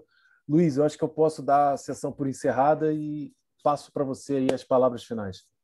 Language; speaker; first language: Portuguese; native; Portuguese